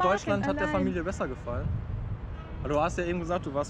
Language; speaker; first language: German; native; German